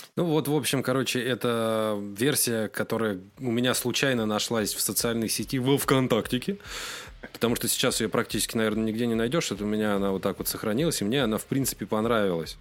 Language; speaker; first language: Russian; native; Russian